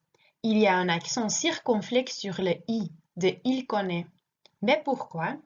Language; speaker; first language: French; non-native, learner; Dutch